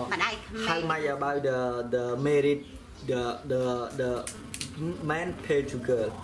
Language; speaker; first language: English; non-native, learner; Khmer